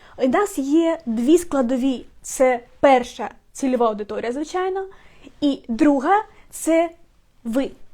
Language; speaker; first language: Ukrainian; non-native, local second language; Russian